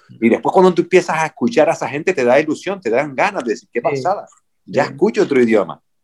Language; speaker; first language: Spanish; native; Spanish